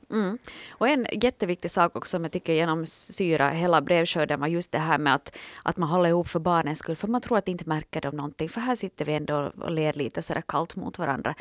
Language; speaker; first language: Swedish; native; Swedish